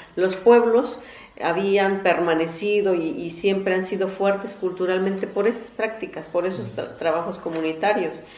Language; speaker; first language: Spanish; non-native, local second language; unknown